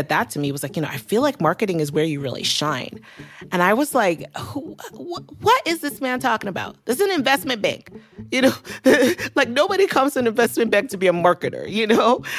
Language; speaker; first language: English; non-native, local second language; Yoruba